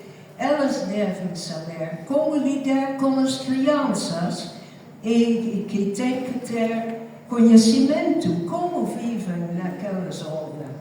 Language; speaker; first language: Portuguese; non-native, fluent; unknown